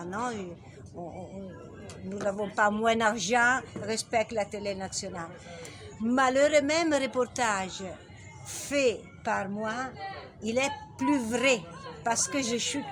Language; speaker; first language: French; non-native, learner; Italian